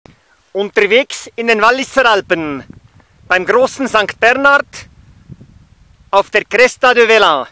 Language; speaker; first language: German; native; German